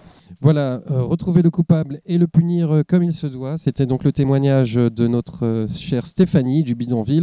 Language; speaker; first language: French; native; French